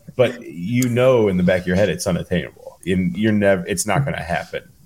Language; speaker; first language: English; native; English